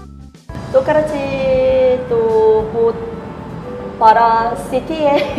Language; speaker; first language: Hindi; non-native, learner; Korean